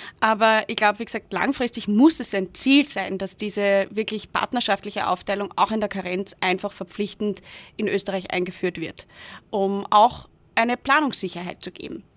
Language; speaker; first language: German; native; German